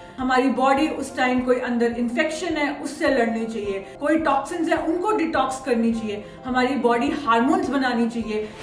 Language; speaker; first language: Hindi; native; Hindi